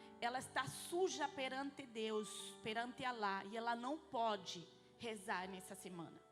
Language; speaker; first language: Portuguese; non-native, fluent; Arabic